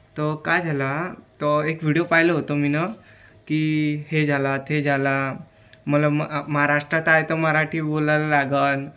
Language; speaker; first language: Marathi; early bilingual, other home language; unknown